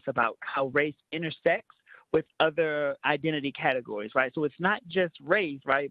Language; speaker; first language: English; native; English